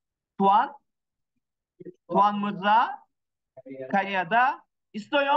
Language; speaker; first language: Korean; non-native, fluent; Kyrgyz